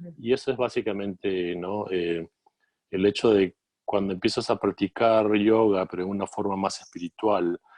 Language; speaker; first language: Spanish; native; Spanish